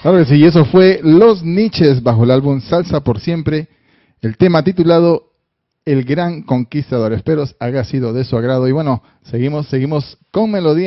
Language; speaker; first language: Spanish; native; Spanish